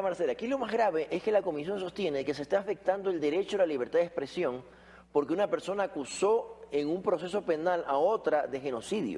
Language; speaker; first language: Spanish; native; Spanish